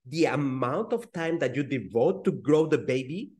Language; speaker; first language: English; non-native, fluent; Spanish